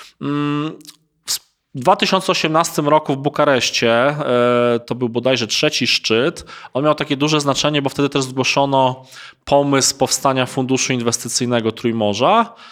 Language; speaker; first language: Polish; native; Polish